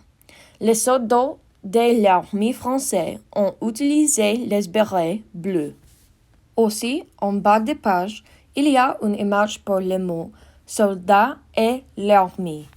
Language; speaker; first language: French; non-native, learner; English